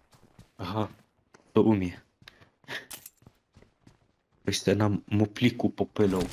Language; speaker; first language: Polish; native; Polish